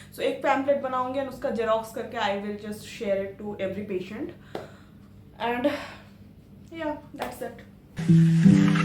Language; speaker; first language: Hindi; non-native, local second language; Bangla